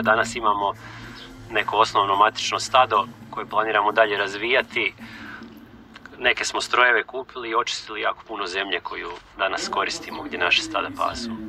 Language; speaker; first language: Croatian; native; Croatian